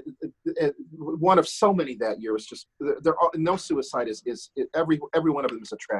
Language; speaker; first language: English; non-native, fluent; German